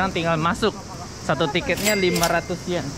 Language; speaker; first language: Indonesian; native; Indonesian